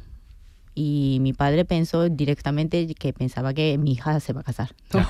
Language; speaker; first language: Spanish; non-native, fluent; Japanese